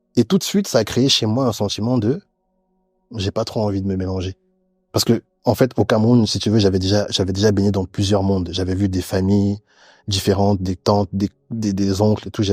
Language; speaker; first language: French; early bilingual, other home language; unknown